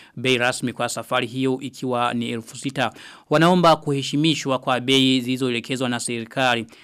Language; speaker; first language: Swahili; non-native, local second language; Rundi